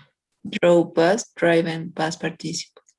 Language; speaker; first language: English; non-native, learner; Spanish